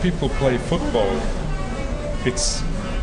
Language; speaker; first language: English; non-native, fluent; German